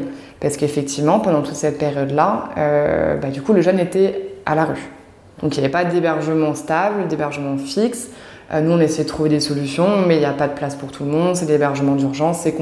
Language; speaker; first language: French; native; French